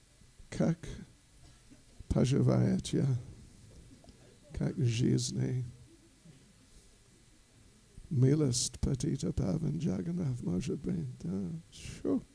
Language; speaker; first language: Russian; non-native, learner; English